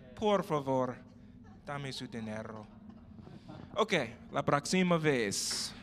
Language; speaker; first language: Spanish; non-native, learner; English